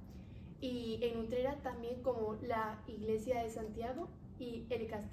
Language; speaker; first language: Spanish; native; Spanish